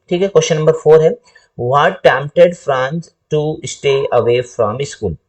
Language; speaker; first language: Hindi; native; Hindi